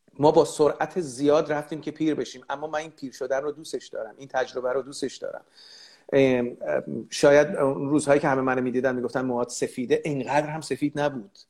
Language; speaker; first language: Persian; native; Persian